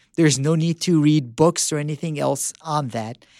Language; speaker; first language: English; early bilingual, other home language; Persian